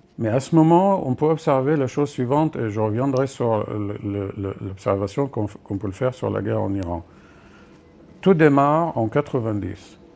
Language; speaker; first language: French; non-native, fluent; Arabic